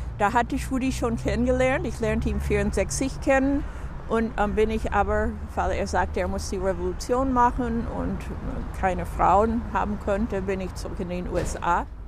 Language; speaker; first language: German; non-native, fluent; English